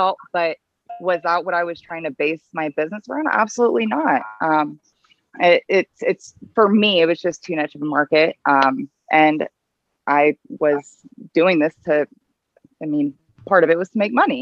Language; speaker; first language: English; native; English